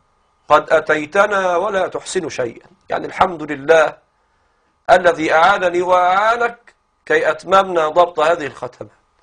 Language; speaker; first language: Arabic; native; Arabic